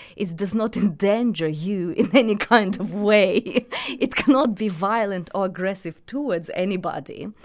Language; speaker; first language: English; non-native, fluent; Russian